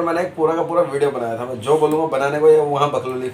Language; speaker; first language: Hindi; native; Hindi